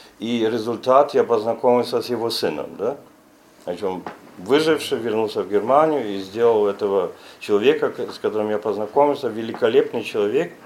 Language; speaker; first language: Russian; non-native, fluent; German